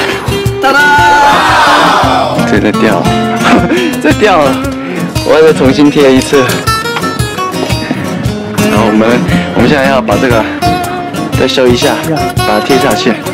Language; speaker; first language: Chinese; early bilingual, heritage; Chinese